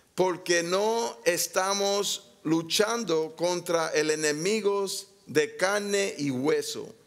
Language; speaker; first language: Spanish; non-native, learner; English